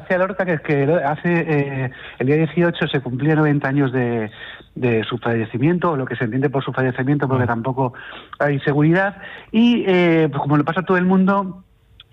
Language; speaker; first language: Spanish; native; Spanish